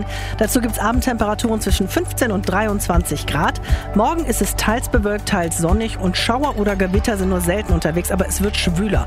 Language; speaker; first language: German; native; German